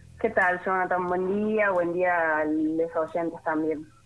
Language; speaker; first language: Spanish; native; Spanish